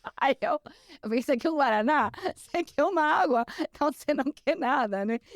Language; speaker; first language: Portuguese; non-native, fluent; Spanish